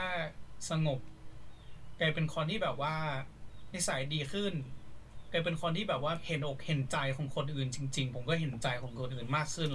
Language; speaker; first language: Thai; non-native, fluent; English